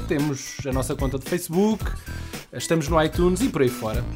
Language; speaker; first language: Portuguese; native; Portuguese